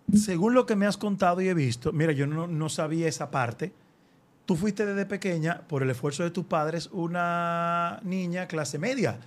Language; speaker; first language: Spanish; native; Spanish